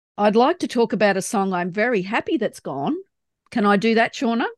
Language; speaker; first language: English; native; English